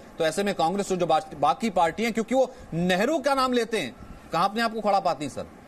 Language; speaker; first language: Hindi; native; Hindi